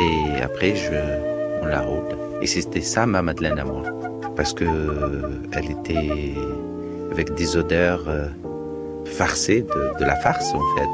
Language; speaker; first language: French; non-native, local second language; Arabic